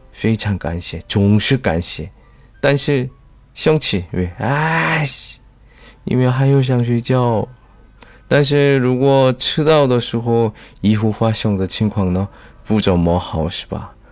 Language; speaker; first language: Chinese; non-native, learner; Korean